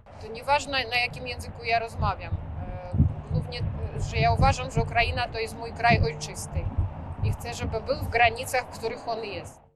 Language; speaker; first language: Polish; non-native, fluent; Russian